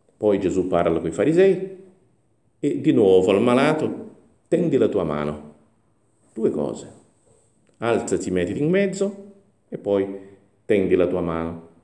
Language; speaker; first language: Italian; non-native, fluent; Portuguese